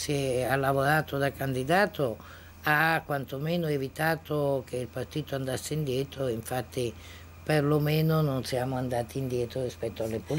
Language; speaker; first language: Italian; native; Italian